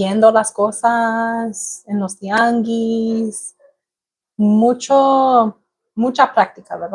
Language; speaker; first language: Spanish; non-native, learner; English